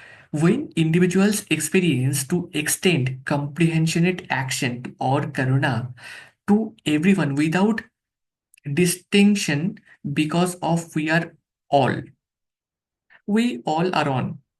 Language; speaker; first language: English; non-native, local second language; Bangla